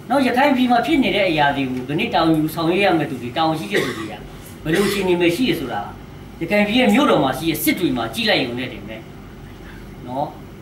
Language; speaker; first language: Burmese; non-native, local second language; S'gaw Karen